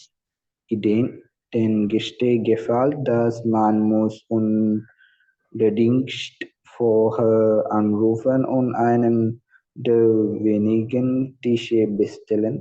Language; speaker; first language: German; non-native, learner; Malayalam